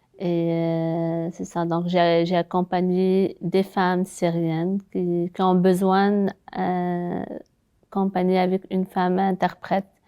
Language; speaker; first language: French; non-native, local second language; Arabic